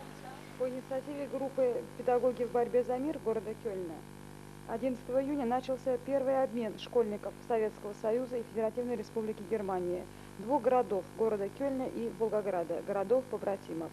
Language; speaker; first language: Russian; native; Russian